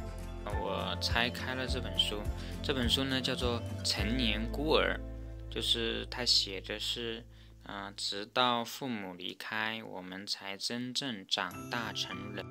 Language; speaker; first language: Chinese; native; Chinese